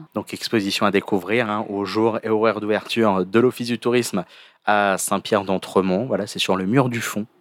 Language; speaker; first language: French; native; French